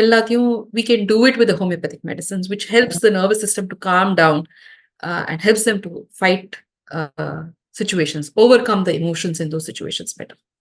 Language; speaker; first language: English; non-native, local second language; Tamil